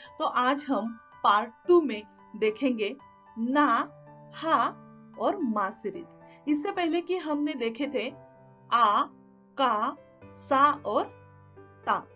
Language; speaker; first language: Hindi; non-native, local second language; Marathi